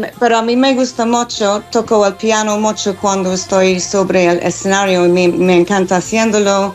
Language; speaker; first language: Spanish; non-native, fluent; English